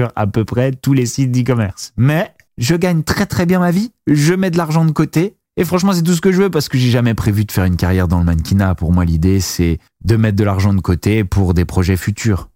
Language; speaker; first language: French; native; French